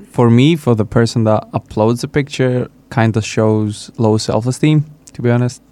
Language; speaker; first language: English; non-native, fluent; Greek